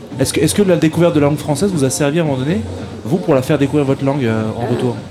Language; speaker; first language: French; native; French